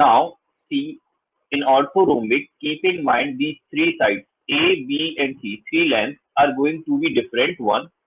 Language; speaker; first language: English; non-native, local second language; Hindi